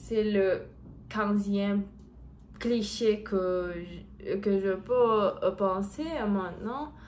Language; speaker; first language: French; non-native, learner; Portuguese